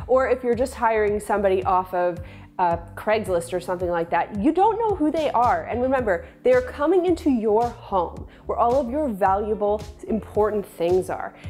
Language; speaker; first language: English; native; English